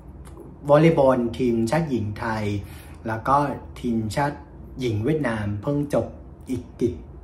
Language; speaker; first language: Thai; non-native, fluent; Vietnamese